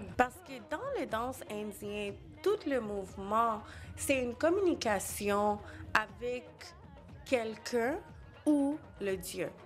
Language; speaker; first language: French; non-native, local second language; Bangla